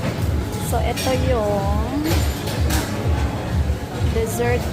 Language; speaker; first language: Filipino; non-native, local second language; Hiligaynon